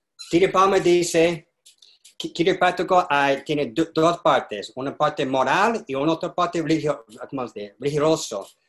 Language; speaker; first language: Spanish; non-native, learner; English